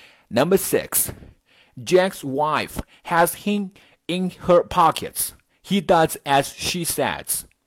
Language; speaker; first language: English; non-native, fluent; Chinese